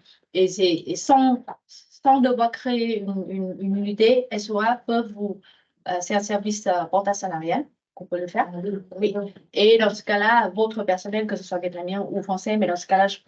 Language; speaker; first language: French; non-native, fluent; Vietnamese